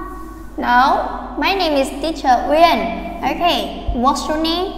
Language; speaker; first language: English; non-native, fluent; Vietnamese